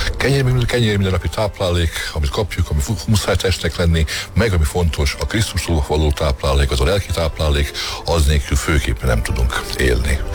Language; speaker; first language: Hungarian; non-native, local second language; Croatian